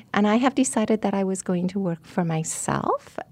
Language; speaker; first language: English; non-native, fluent; Persian